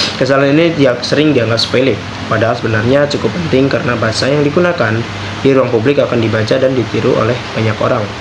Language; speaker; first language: Indonesian; native; Indonesian